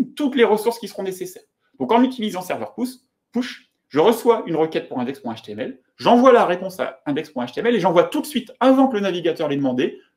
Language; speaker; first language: French; native; French